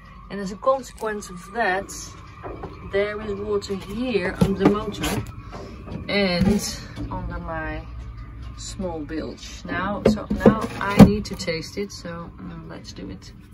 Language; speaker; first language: English; non-native, fluent; Dutch